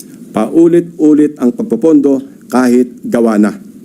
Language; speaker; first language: Filipino; native; Filipino